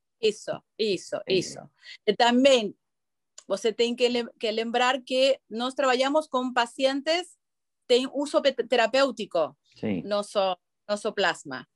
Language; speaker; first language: Portuguese; non-native, learner; Spanish